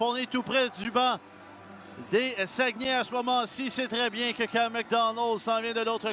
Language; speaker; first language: French; native; French